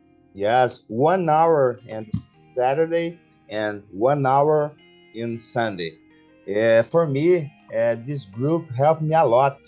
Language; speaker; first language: English; non-native, learner; Portuguese